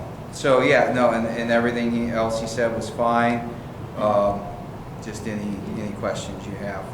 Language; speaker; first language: English; native; English